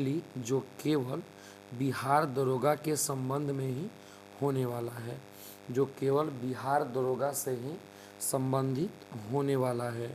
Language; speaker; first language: Hindi; native; Hindi